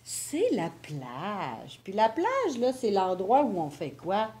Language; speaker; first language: French; native; French